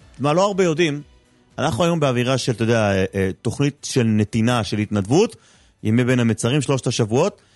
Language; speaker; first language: Hebrew; native; Hebrew